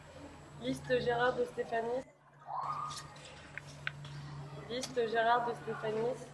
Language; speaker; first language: French; native; French